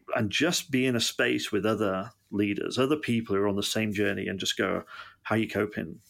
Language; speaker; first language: English; native; English